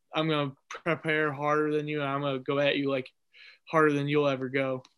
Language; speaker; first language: English; native; English